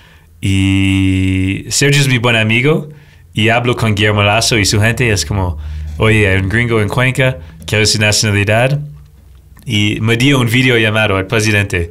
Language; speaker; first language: Spanish; non-native, fluent; English